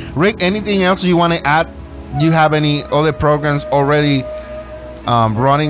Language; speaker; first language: English; non-native, learner; Spanish